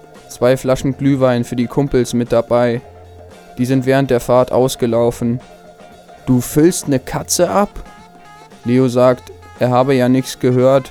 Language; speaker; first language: German; native; German